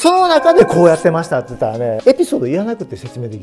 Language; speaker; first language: Japanese; native; Japanese